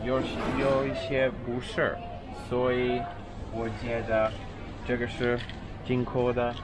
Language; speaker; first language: Chinese; non-native, learner; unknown